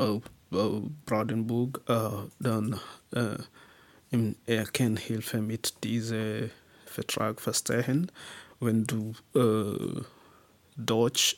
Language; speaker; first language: German; non-native, learner; English